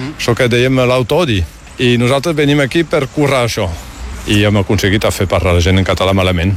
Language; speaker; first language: Catalan; non-native, local second language; French